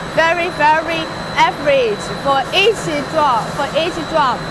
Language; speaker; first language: English; non-native, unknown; Chinese